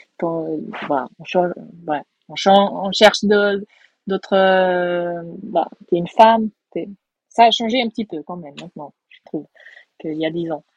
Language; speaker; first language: French; non-native, fluent; Portuguese